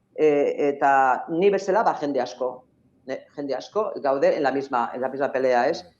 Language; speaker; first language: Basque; non-native, local second language; Spanish